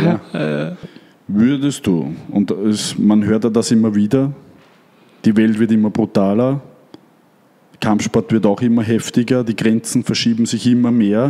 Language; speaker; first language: German; native; German